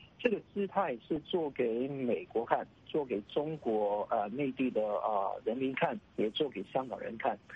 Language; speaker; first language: Chinese; non-native, local second language; Cantonese